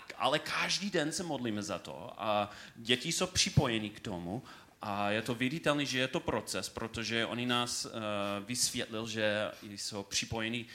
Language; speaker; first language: Czech; non-native, learner; English